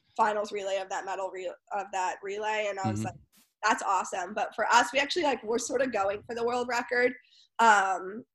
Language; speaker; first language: English; native; English